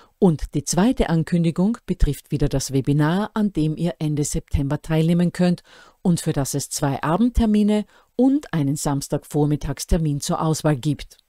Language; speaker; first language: German; native; German